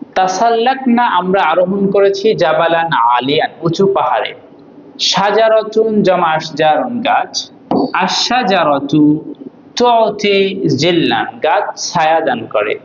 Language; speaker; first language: Bangla; native; Bangla